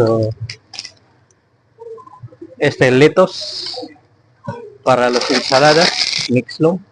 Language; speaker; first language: Spanish; non-native, learner; Filipino